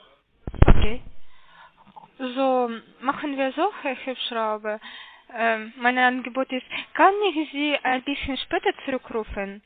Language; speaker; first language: German; non-native, learner; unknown